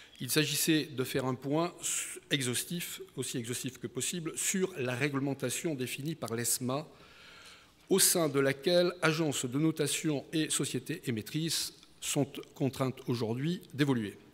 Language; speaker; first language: French; native; French